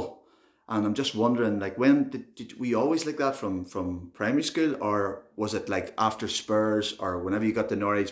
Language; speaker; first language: English; native; English